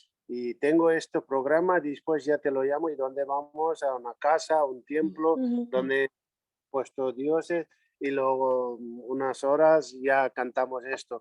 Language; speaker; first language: Spanish; non-native, learner; Nepali